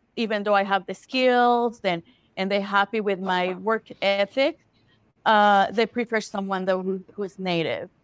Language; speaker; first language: English; non-native, fluent; Spanish